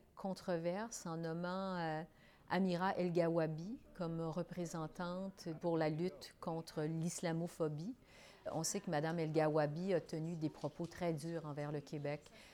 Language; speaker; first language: French; native; French